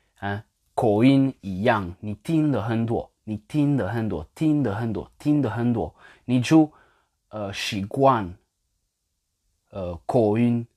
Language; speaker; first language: Chinese; non-native, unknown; French